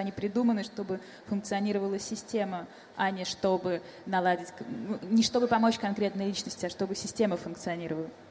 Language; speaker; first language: Russian; native; Russian